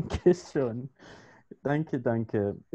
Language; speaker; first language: German; non-native, learner; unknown